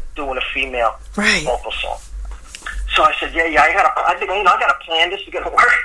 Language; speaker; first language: English; native; English